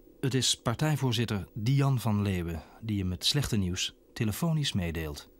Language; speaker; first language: Dutch; native; Dutch